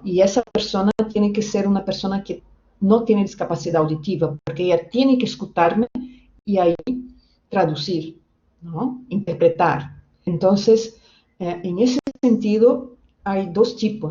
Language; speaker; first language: Spanish; non-native, fluent; Portuguese